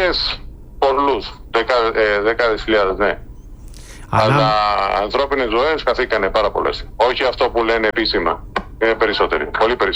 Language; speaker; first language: Greek; early bilingual, heritage; Spanish